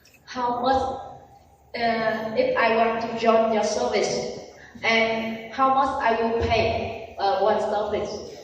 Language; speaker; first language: English; non-native, learner; Vietnamese